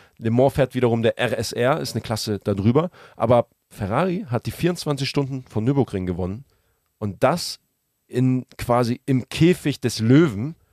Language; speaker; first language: German; early bilingual, other home language; Russian